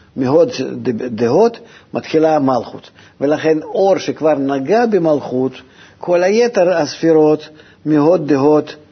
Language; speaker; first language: Hebrew; non-native, fluent; Russian